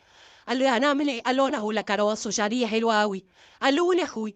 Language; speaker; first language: Arabic; native; Arabic